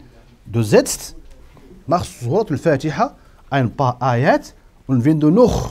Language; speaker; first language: German; non-native, fluent; Arabic